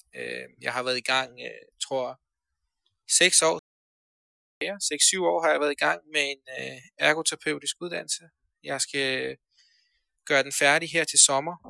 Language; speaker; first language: Danish; early bilingual, other home language; Persian